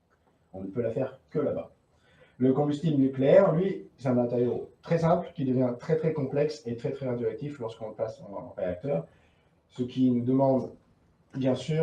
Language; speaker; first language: French; native; French